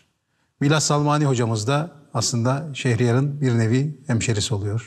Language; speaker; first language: Turkish; native; Turkish